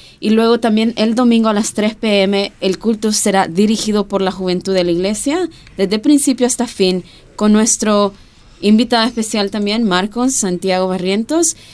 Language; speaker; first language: Spanish; early bilingual, heritage; Spanish